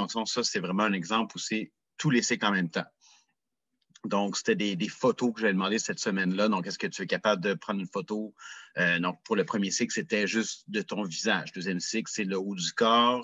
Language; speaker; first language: French; native; French